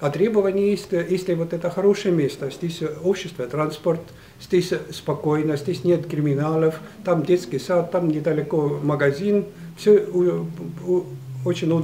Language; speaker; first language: Russian; non-native, fluent; Estonian